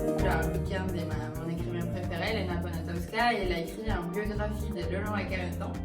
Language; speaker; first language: French; non-native, fluent; Spanish